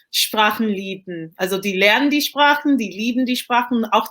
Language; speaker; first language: German; non-native, fluent; English